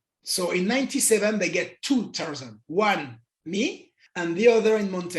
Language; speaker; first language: English; non-native, learner; French